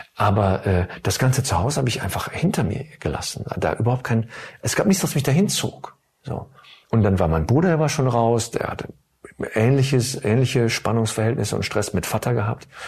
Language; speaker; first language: German; early bilingual, other home language; Turkish